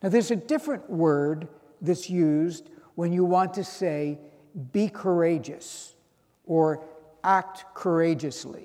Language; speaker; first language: English; native; English